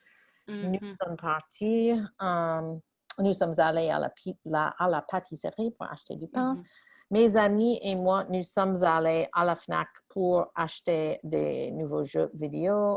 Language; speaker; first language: French; non-native, fluent; English